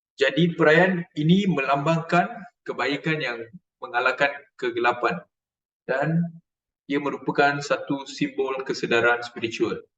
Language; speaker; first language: Malay; non-native, local second language; Tamil